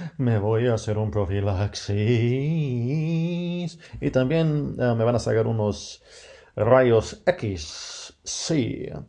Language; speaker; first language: Spanish; non-native, fluent; English